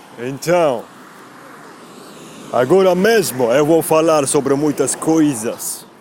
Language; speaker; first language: Portuguese; non-native, learner; Spanish